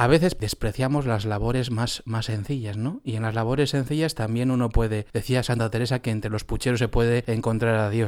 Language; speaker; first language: Spanish; native; Spanish